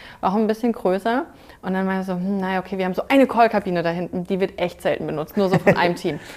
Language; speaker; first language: German; native; German